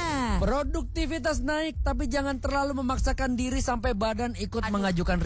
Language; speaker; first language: Indonesian; native; Indonesian